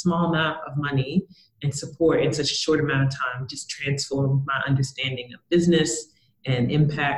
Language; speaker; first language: English; native; English